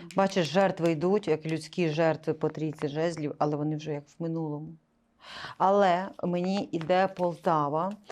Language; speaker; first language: Ukrainian; non-native, local second language; Russian